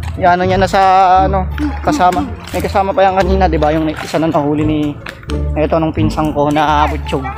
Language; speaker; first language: Filipino; non-native, local second language; Iloko